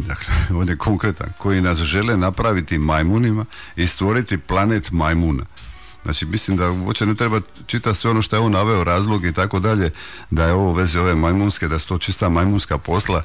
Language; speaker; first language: Croatian; native; Croatian